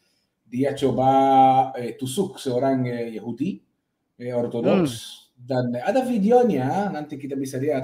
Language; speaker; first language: Indonesian; non-native, fluent; Hebrew